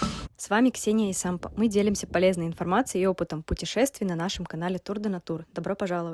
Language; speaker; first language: Russian; native; Russian